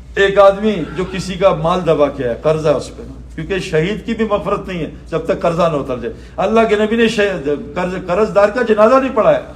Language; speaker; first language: Urdu; native; Urdu